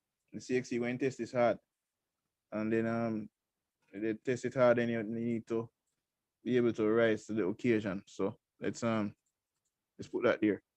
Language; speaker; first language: English; native; English